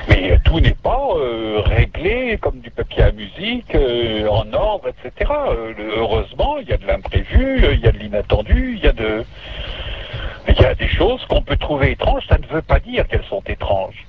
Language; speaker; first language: French; native; French